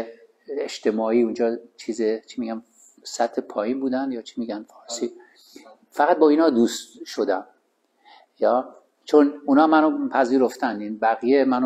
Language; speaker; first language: Persian; native; Persian